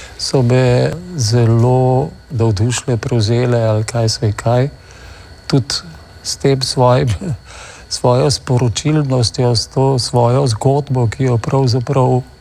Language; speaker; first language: Slovenian; native; Slovenian